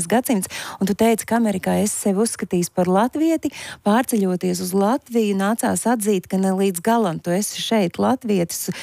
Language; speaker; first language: Latvian; native; Latvian